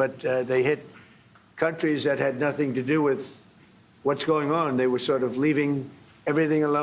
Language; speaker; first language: English; native; English